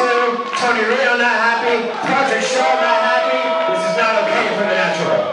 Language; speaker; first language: English; native; English